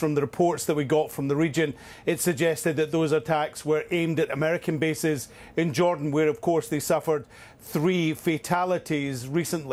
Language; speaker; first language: English; native; English